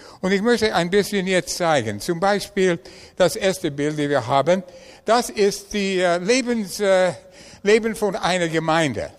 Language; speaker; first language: German; non-native, learner; English